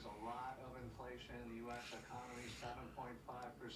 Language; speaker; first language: English; native; English